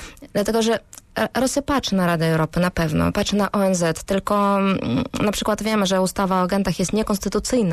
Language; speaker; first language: Polish; non-native, fluent; Russian